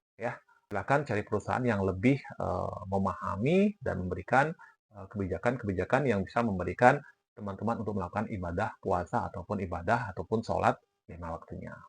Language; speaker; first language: Indonesian; native; Indonesian